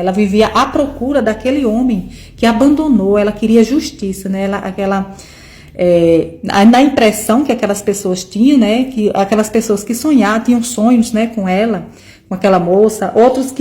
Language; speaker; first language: Portuguese; native; Portuguese